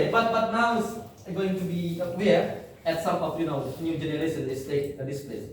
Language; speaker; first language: English; non-native, fluent; Indonesian